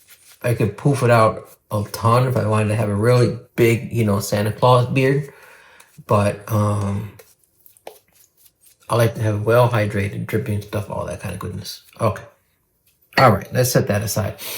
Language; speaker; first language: English; native; English